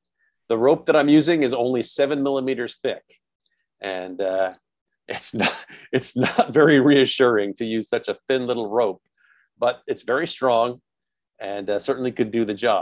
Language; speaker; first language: English; native; English